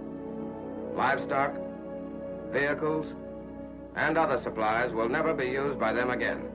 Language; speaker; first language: English; native; English